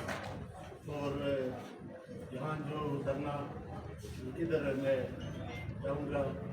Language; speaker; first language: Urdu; non-native, local second language; Pashto